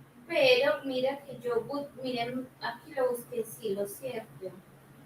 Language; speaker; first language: Spanish; native; Spanish